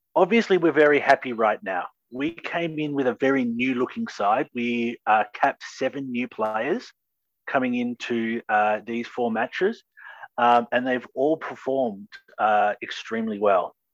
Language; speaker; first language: English; native; English